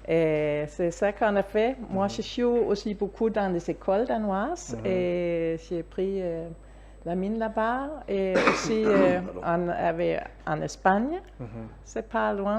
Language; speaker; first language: French; non-native, fluent; Danish